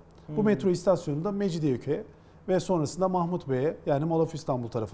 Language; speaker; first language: Turkish; native; Turkish